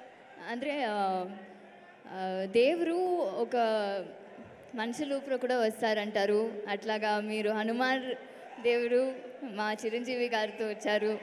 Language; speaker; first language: Telugu; non-native, learner; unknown